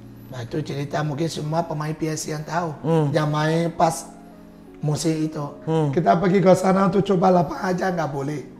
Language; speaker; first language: Indonesian; non-native, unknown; English